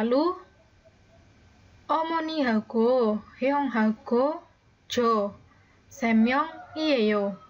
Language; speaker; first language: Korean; non-native, fluent; Indonesian